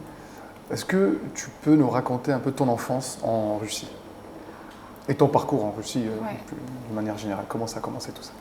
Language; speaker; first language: French; native; French